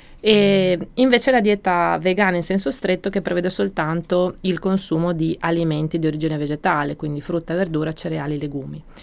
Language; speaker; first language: Italian; native; Italian